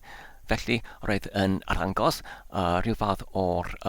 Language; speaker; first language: Welsh; non-native, learner; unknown